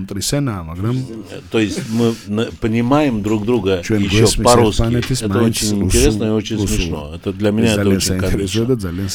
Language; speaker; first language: Russian; non-native, local second language; Georgian